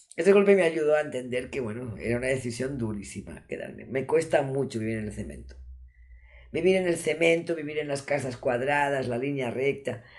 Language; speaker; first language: Spanish; non-native, local second language; Catalan